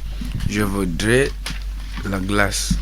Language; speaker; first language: French; non-native, learner; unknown